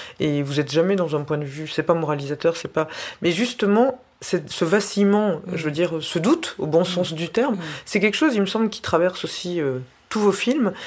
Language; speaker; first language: French; native; French